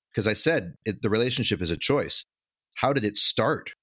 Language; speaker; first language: English; native; English